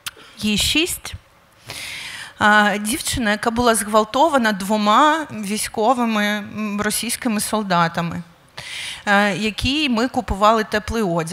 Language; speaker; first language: Ukrainian; native; Ukrainian